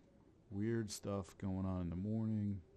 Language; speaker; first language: English; native; English